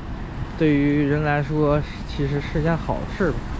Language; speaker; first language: Chinese; native; Chinese